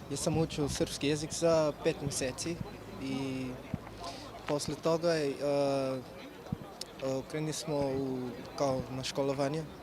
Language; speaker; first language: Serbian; non-native, learner; Portuguese